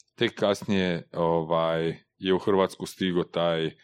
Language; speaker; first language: Croatian; native; Croatian